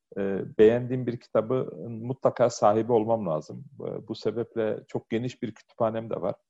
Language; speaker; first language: Turkish; early bilingual, heritage; Turkish